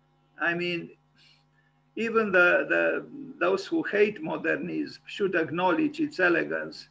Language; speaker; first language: English; non-native, fluent; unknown